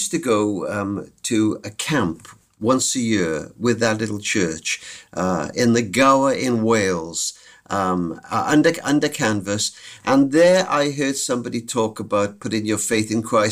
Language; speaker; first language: English; native; English